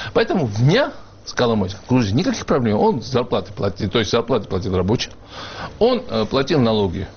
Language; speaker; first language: Russian; non-native, local second language; Georgian